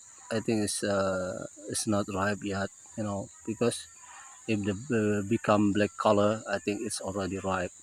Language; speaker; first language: English; non-native, learner; Indonesian